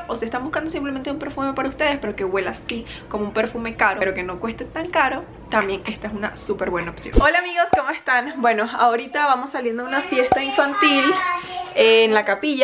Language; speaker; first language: Spanish; native; Spanish